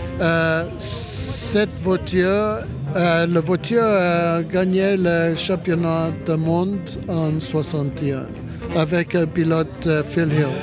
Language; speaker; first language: French; non-native, learner; English